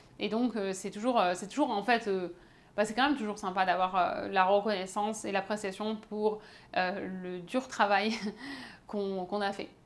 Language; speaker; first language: French; native; French